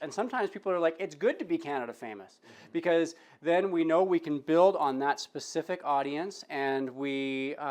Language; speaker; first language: English; native; English